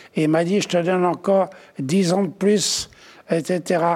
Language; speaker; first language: French; native; French